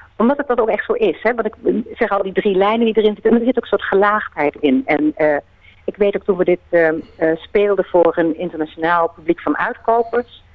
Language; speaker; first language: Dutch; native; Dutch